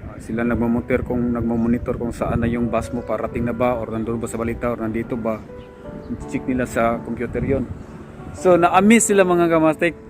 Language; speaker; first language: Filipino; non-native, local second language; Cebuano